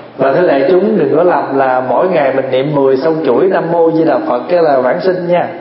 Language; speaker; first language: Vietnamese; native; Vietnamese